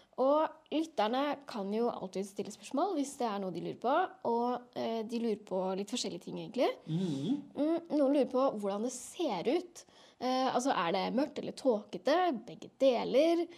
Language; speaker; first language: Norwegian; native; Norwegian